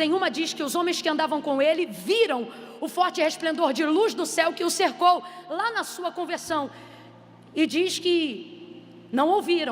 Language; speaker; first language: Portuguese; native; Portuguese